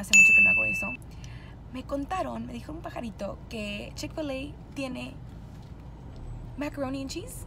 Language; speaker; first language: Spanish; early bilingual, heritage; Spanish